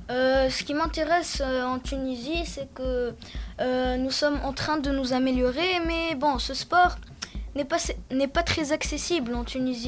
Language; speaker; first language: French; non-native, local second language; Arabic